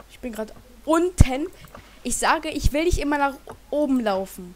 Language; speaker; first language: German; native; German